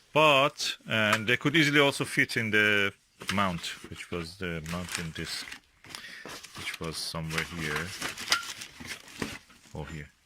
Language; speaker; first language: English; non-native, fluent; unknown